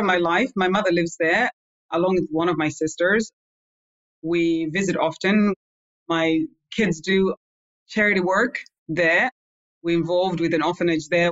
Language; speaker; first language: English; non-native, local second language; Shona